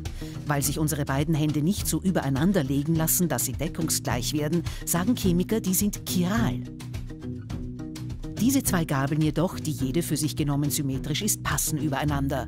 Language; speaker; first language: German; native; German